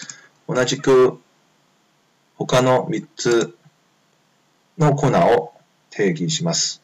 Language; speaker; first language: Japanese; non-native, fluent; Chinese